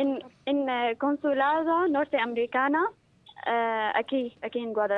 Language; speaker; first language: Spanish; non-native, learner; Kurdish